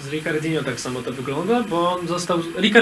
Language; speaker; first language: Polish; native; Polish